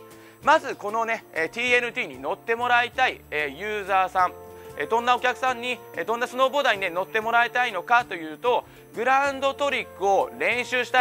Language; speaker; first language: Japanese; native; Japanese